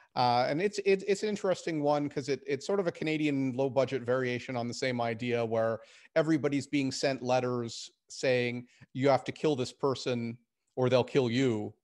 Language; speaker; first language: English; native; English